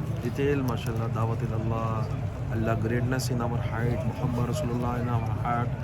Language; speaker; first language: English; non-native, learner; Urdu